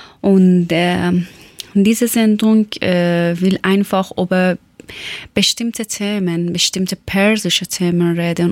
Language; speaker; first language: German; non-native, learner; Persian